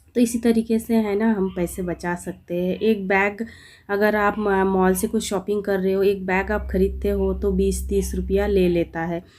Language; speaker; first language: Hindi; non-native, local second language; Bangla